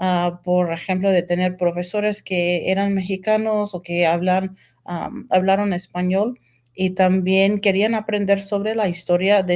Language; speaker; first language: Spanish; non-native, fluent; English